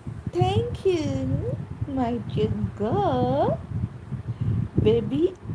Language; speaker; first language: English; non-native, local second language; Malayalam